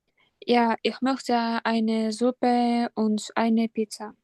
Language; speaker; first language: German; non-native, learner; Kyrgyz